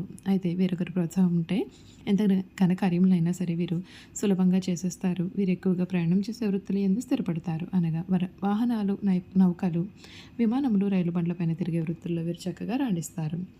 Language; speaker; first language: Telugu; native; Telugu